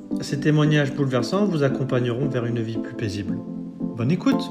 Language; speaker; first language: French; native; French